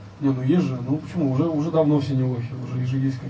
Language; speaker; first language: Russian; native; Russian